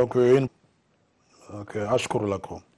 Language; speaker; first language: Arabic; non-native, fluent; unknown